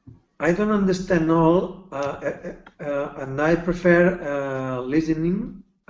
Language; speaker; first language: English; non-native, learner; Spanish